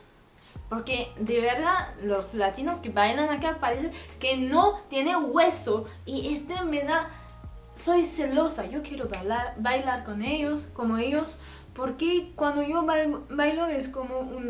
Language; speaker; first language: Spanish; non-native, learner; French